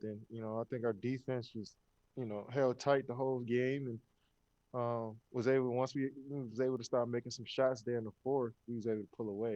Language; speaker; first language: English; native; English